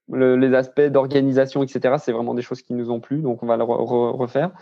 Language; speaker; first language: French; native; French